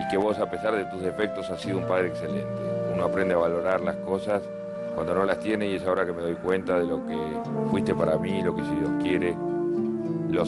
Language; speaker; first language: Spanish; native; Spanish